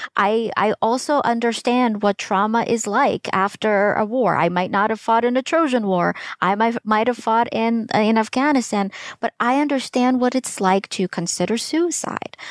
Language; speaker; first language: English; early bilingual, other home language; Russian